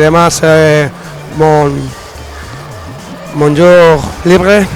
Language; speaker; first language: French; non-native, fluent; Spanish